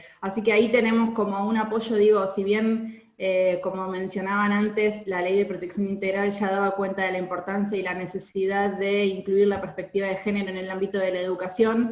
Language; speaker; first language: Spanish; native; Spanish